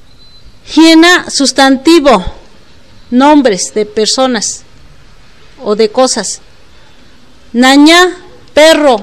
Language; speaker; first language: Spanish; non-native, local second language; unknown